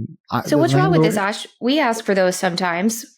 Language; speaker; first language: English; native; English